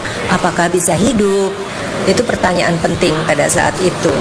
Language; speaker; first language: Indonesian; native; Indonesian